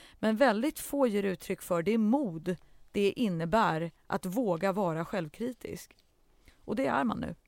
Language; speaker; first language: Swedish; early bilingual, other home language; Central Kurdish